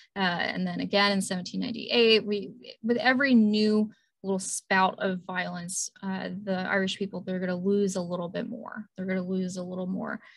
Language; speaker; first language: English; native; English